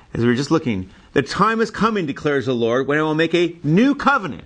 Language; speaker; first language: English; native; English